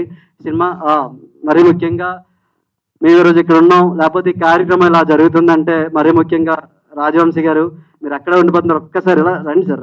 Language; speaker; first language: Telugu; native; Telugu